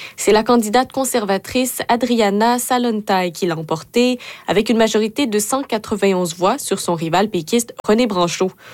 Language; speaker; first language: French; native; French